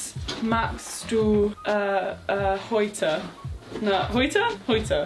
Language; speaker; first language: German; non-native, learner; English